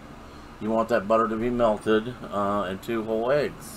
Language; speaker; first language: English; native; English